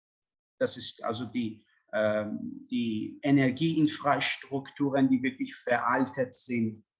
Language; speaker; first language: German; non-native, fluent; Persian